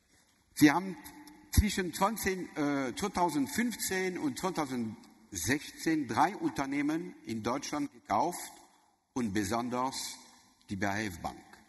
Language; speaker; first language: German; non-native, learner; French